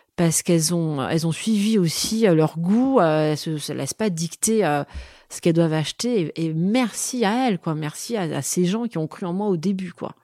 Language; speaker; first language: French; native; French